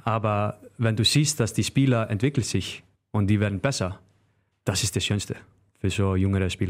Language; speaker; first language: German; non-native, learner; Icelandic